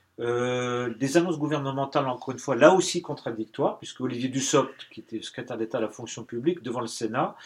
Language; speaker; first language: French; native; French